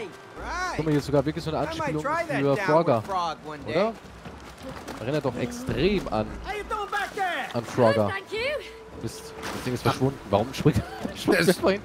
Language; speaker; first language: German; native; German